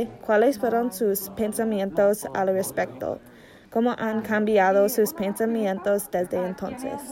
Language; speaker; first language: Spanish; non-native, learner; English